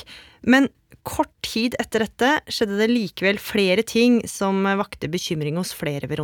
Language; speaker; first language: Norwegian; native; Norwegian